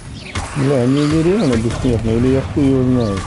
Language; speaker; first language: Russian; native; Russian